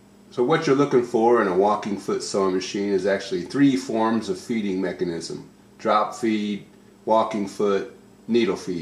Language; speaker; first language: English; native; English